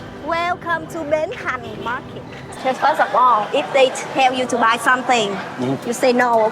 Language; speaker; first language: English; non-native, learner; Vietnamese